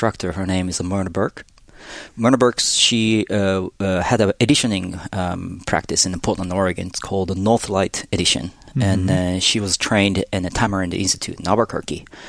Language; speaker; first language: English; non-native, fluent; Japanese